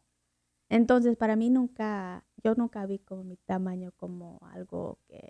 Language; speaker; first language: Spanish; early bilingual, heritage; Spanish